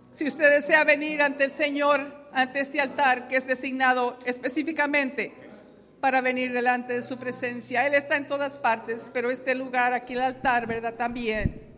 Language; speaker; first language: Spanish; native; Spanish